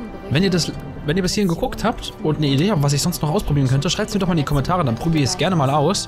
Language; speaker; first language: German; native; German